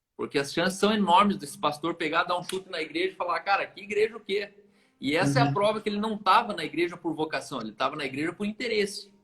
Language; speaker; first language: Portuguese; native; Portuguese